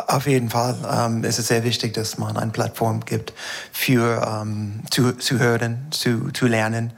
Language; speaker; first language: German; non-native, fluent; English